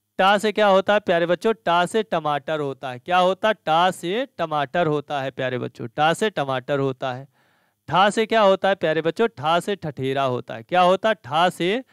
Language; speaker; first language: Hindi; native; Hindi